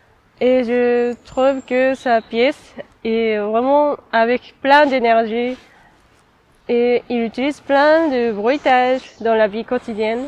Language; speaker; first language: French; non-native, fluent; Japanese